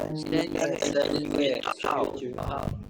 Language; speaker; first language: Chinese; non-native, learner; Malay